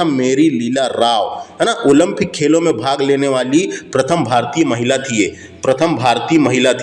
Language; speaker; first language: Hindi; native; Hindi